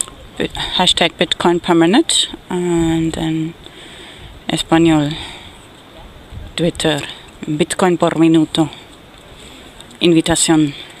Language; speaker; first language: Spanish; non-native, fluent; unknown